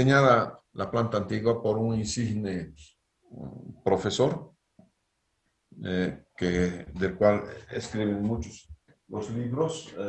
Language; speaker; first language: Spanish; native; Spanish